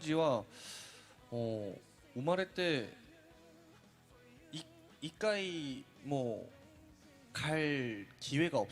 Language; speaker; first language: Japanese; non-native, learner; Korean